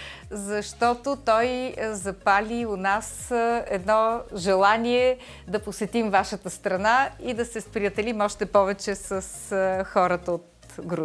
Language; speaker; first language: Bulgarian; native; Bulgarian